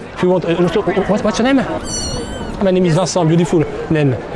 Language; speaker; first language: English; non-native, learner; French